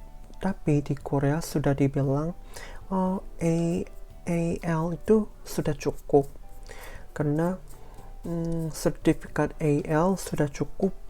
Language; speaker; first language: Indonesian; non-native, fluent; Korean